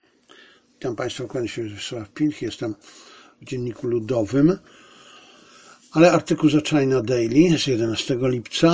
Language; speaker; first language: Polish; native; Polish